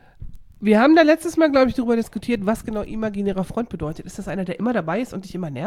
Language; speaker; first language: German; native; German